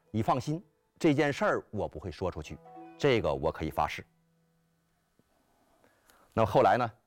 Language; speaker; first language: Chinese; native; Chinese